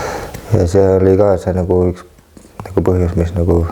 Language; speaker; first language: Estonian; native; Estonian